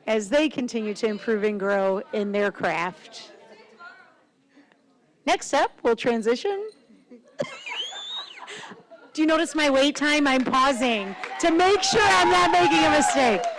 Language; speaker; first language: English; native; English